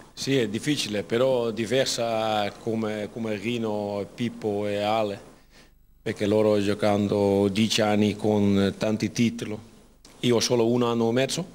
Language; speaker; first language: Italian; non-native, learner; Dutch